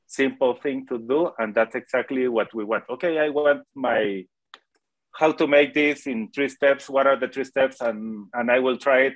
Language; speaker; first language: English; non-native, fluent; Spanish